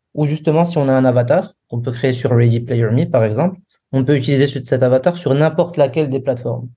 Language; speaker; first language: French; non-native, local second language; Arabic